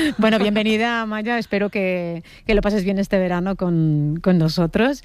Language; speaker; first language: Spanish; native; Spanish